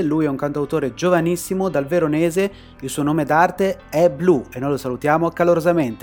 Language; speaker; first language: Italian; native; Italian